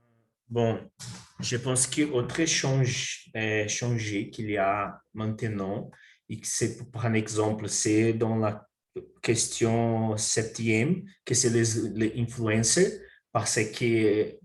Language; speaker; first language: French; non-native, learner; Portuguese